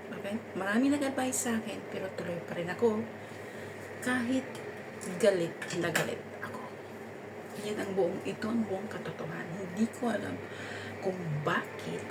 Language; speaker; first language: Filipino; non-native, local second language; Cebuano